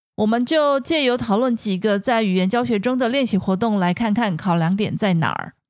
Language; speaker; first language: Chinese; native; Chinese